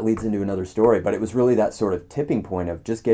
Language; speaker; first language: English; native; English